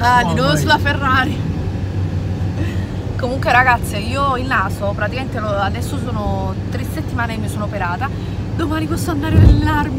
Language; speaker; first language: Italian; native; Italian